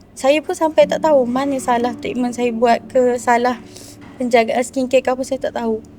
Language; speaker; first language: Malay; native; Malay